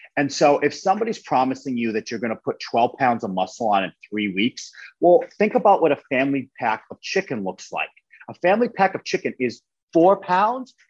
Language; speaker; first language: English; native; English